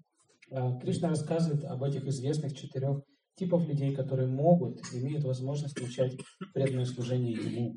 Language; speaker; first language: Russian; native; Russian